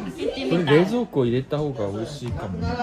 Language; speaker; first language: Japanese; native; Japanese